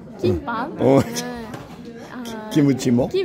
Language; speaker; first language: Japanese; non-native, learner; Korean